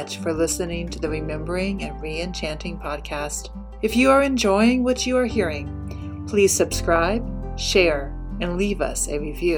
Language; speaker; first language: English; native; English